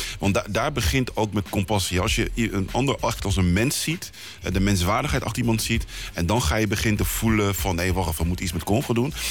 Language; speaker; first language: Dutch; early bilingual, other home language; Lingala